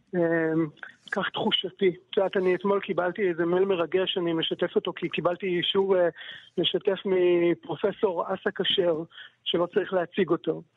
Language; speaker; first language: Hebrew; native; Hebrew